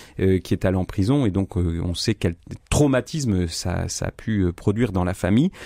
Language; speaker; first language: French; native; French